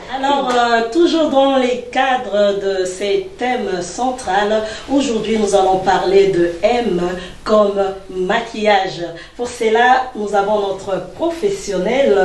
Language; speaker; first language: French; non-native, local second language; Lingala